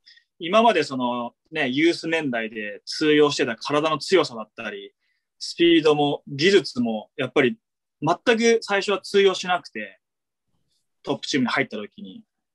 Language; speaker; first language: Japanese; native; Japanese